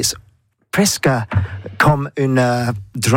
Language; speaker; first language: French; non-native, learner; English